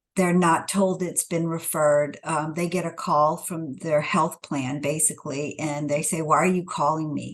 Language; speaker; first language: English; native; English